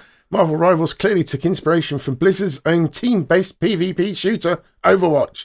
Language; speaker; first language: English; native; English